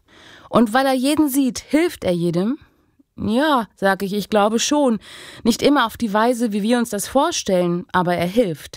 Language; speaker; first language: German; native; German